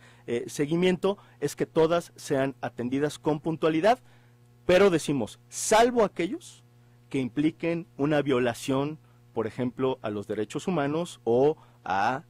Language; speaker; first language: Spanish; native; Spanish